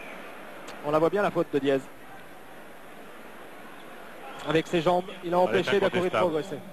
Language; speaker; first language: French; native; French